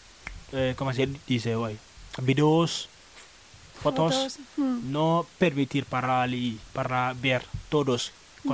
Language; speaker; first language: Spanish; non-native, learner; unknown